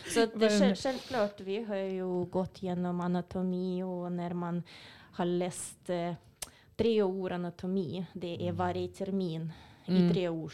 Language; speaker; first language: Swedish; non-native, fluent; Russian